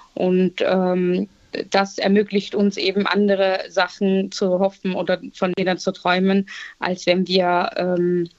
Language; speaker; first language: German; native; German